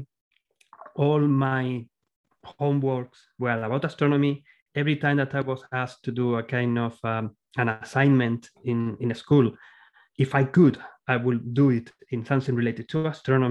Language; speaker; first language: English; non-native, fluent; Spanish